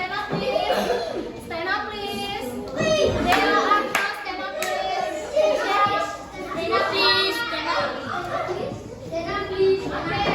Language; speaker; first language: English; non-native, fluent; Indonesian